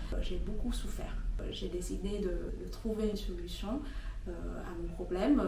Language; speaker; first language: French; non-native, fluent; Vietnamese